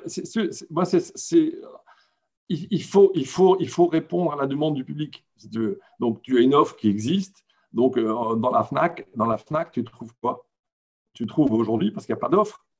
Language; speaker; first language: French; native; French